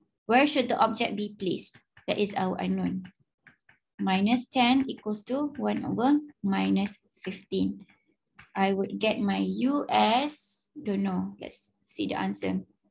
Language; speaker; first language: English; non-native, local second language; Malay